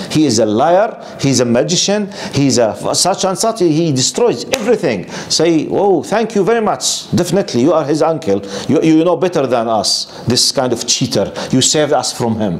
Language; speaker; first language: English; non-native, fluent; Arabic